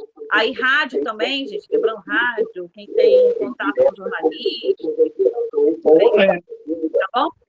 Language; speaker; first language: Portuguese; native; Portuguese